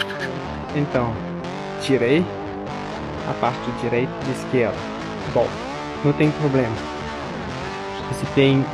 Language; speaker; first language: Portuguese; non-native, learner; French